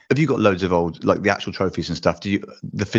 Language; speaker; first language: English; native; English